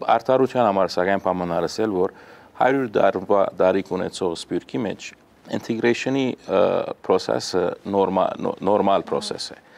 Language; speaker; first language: Armenian; early bilingual, heritage; Armenian